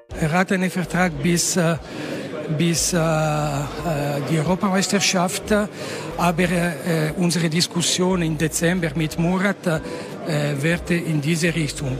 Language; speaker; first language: German; non-native, local second language; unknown